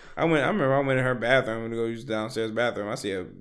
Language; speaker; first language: English; native; English